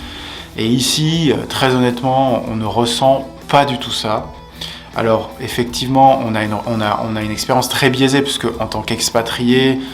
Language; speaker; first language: French; native; French